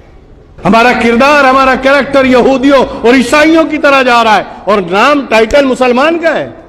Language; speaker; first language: Urdu; native; Urdu